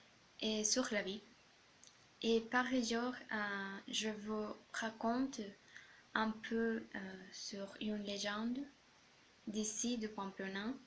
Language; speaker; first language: French; non-native, learner; Spanish